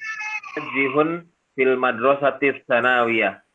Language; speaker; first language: Arabic; non-native, learner; Indonesian